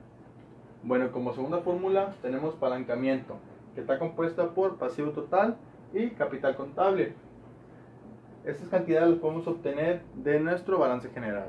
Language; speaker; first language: Spanish; native; Spanish